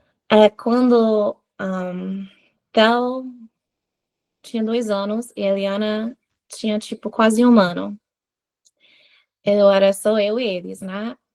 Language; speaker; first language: Portuguese; non-native, fluent; English